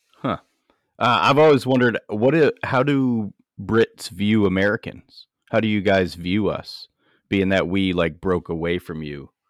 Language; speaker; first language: English; native; English